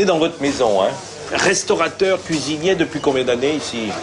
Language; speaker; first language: French; native; French